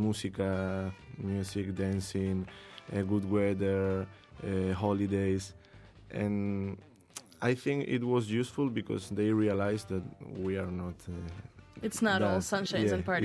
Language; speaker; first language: English; non-native, learner; Spanish